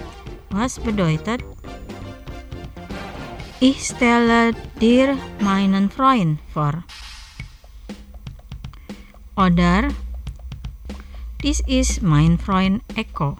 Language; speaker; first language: German; non-native, fluent; Indonesian